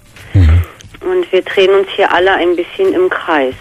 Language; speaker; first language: German; native; German